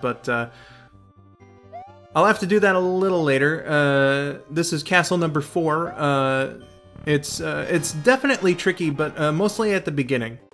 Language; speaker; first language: English; native; English